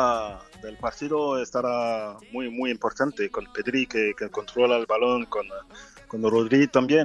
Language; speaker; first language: Spanish; non-native, fluent; French